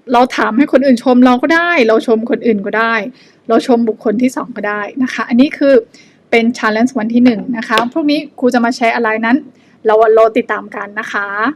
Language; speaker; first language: Thai; non-native, fluent; Burmese